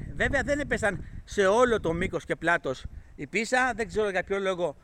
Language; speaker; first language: Greek; native; Greek